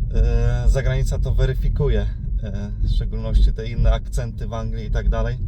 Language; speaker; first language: Polish; native; Polish